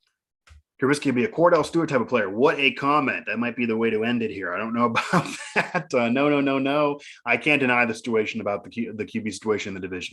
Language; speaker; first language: English; native; English